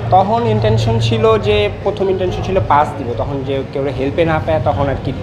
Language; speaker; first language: Bangla; native; Bangla